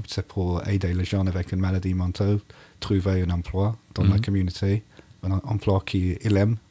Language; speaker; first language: French; non-native, learner; English